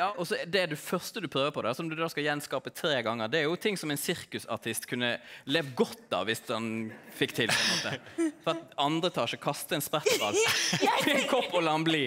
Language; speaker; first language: Norwegian; native; Norwegian